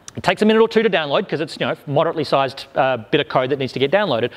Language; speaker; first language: English; native; English